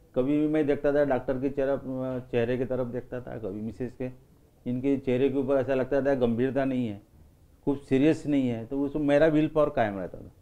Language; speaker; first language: Hindi; non-native, local second language; Marathi